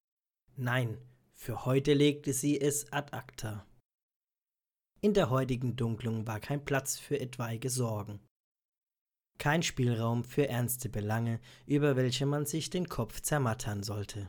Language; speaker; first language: German; native; German